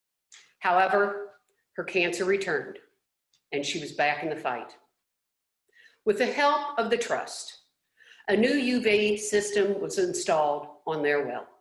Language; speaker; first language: English; native; English